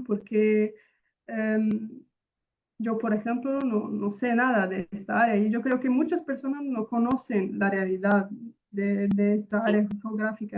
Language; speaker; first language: Spanish; non-native, fluent; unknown